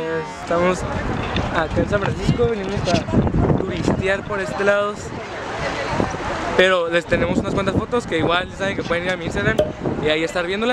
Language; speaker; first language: Spanish; native; Spanish